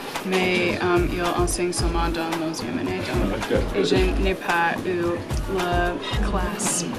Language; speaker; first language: French; non-native, learner; English